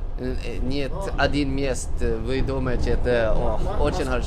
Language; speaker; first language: Russian; non-native, learner; Swedish